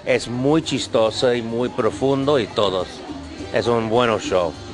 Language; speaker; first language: Spanish; non-native, learner; English